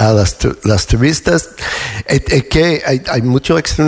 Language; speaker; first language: Spanish; non-native, fluent; English